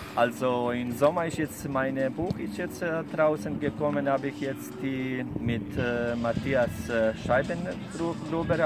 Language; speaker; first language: German; non-native, fluent; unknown